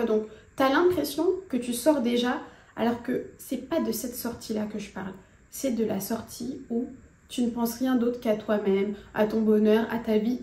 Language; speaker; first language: French; native; French